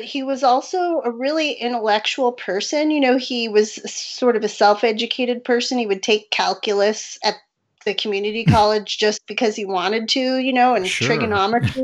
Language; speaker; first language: English; native; English